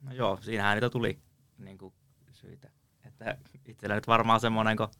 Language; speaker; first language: Finnish; native; Finnish